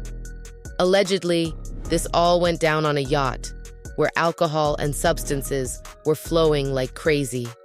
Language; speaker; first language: English; native; English